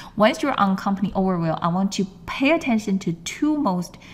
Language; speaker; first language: English; non-native, fluent; Chinese